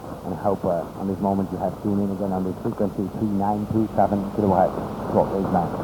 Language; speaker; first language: English; non-native, fluent; Dutch